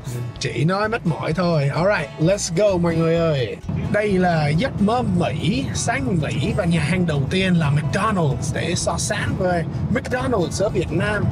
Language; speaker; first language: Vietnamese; non-native, learner; English